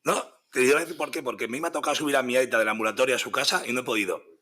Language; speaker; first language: Spanish; native; Spanish